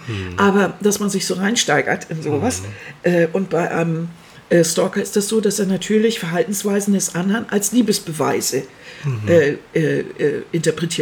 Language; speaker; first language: German; native; German